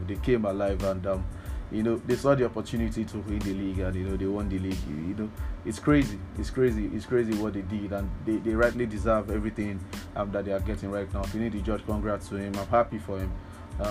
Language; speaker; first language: English; non-native, local second language; Yoruba